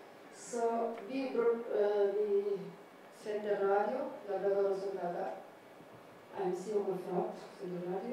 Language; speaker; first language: Swedish; non-native, learner; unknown